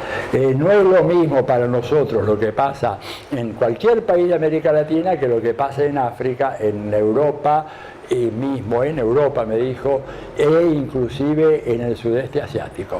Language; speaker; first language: Spanish; native; Spanish